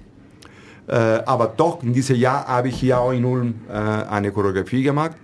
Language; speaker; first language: German; non-native, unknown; Italian